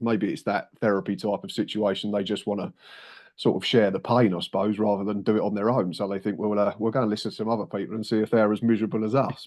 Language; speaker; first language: English; native; English